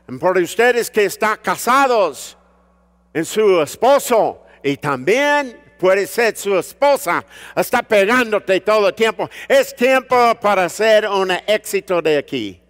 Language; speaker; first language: Spanish; early bilingual, heritage; Spanish